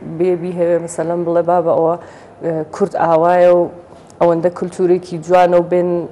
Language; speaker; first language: Central Kurdish; native; Central Kurdish